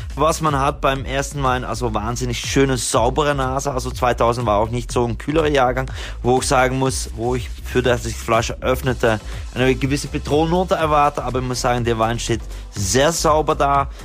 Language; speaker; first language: German; non-native, fluent; Dutch